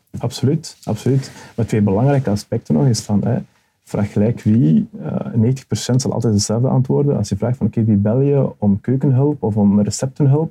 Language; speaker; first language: Dutch; early bilingual, other home language; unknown